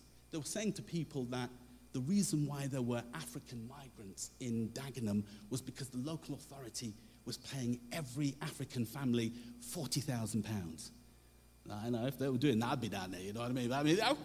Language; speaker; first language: English; native; English